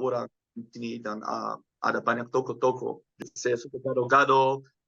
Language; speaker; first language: Indonesian; non-native, learner; Dutch